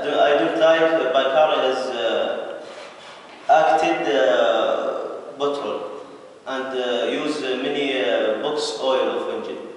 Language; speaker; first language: English; non-native, learner; Arabic